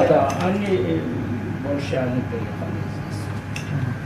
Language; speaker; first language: Russian; non-native, learner; Persian